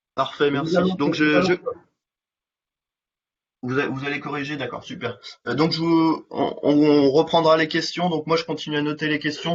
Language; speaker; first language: French; native; French